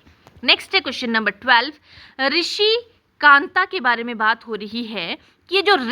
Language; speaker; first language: Hindi; native; Hindi